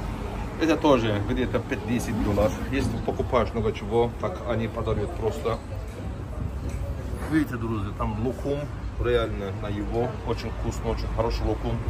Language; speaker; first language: Russian; non-native, learner; Turkish